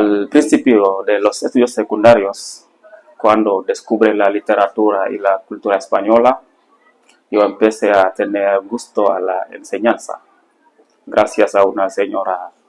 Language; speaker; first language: Spanish; non-native, fluent; Serer